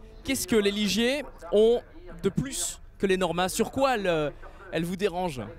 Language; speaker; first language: French; native; French